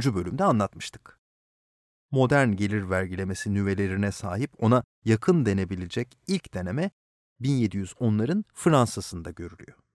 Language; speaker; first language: Turkish; native; Turkish